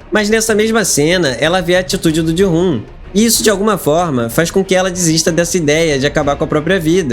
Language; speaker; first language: Portuguese; native; Portuguese